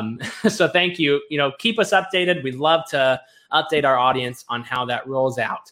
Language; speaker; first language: English; native; English